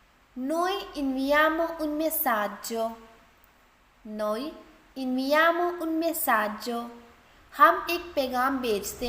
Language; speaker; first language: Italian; non-native, fluent; Urdu